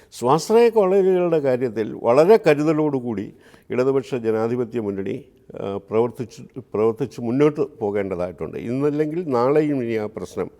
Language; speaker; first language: Malayalam; native; Malayalam